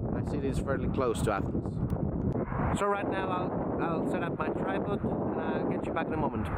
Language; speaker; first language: English; non-native, fluent; Greek